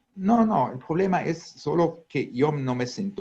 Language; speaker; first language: Spanish; non-native, fluent; Italian